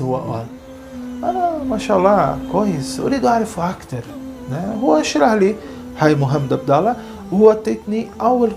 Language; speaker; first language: Arabic; non-native, learner; Portuguese